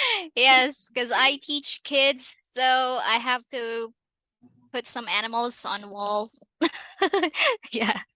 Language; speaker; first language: English; non-native, fluent; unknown